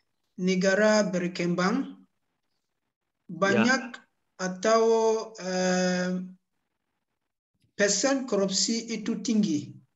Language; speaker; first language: Indonesian; non-native, learner; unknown